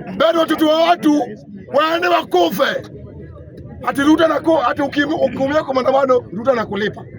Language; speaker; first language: Swahili; native; Swahili